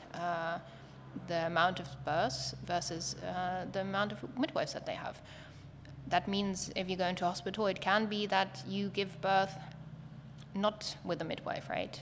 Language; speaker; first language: English; non-native, fluent; German